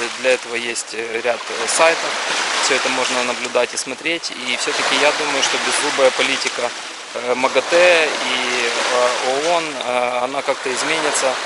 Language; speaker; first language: Russian; native; Russian